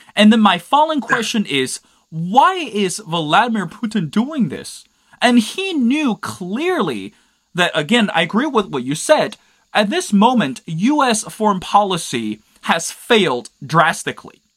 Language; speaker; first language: English; non-native, fluent; Chinese